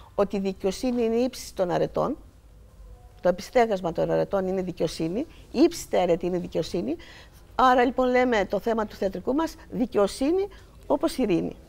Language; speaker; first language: Greek; native; Greek